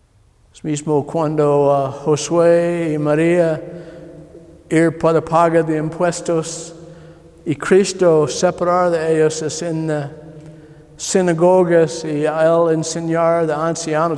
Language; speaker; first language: Spanish; non-native, learner; English